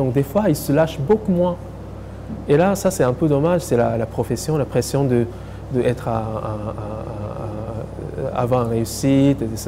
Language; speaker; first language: French; non-native, fluent; English